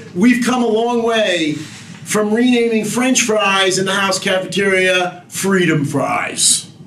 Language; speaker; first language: English; native; English